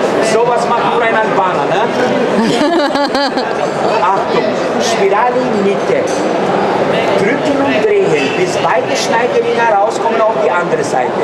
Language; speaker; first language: German; non-native, fluent; Turkish